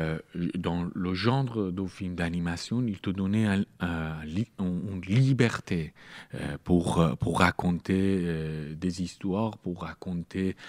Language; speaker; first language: French; non-native, learner; Persian